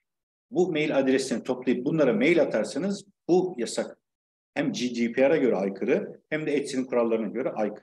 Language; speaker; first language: Turkish; native; Turkish